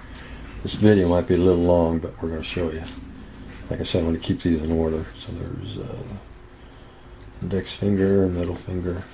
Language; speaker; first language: English; native; English